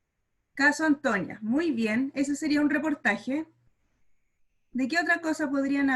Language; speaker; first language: Spanish; native; Spanish